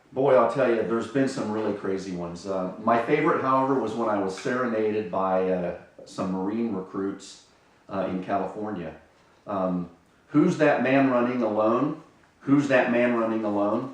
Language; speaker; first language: English; native; English